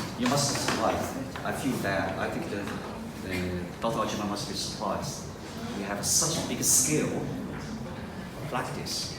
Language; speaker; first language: English; non-native, fluent; Chinese